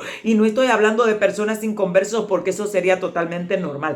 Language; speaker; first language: Spanish; native; Spanish